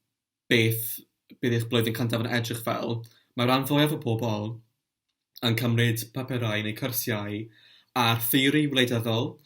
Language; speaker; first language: Welsh; non-native, local second language; English